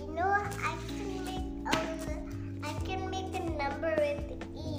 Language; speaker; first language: English; non-native, learner; Indonesian